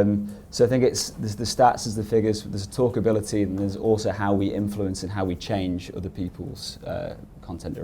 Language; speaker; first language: English; native; English